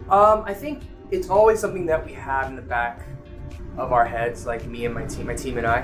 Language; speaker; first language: English; native; English